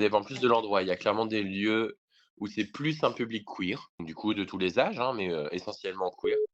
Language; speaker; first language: French; native; French